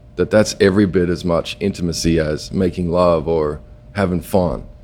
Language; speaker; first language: English; native; English